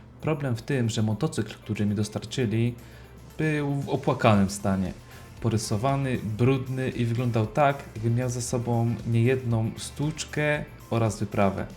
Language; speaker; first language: Polish; native; Polish